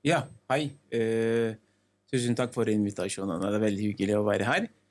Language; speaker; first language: Norwegian; non-native, learner; Turkish